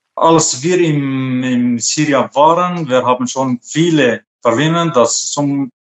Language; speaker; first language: German; non-native, fluent; Arabic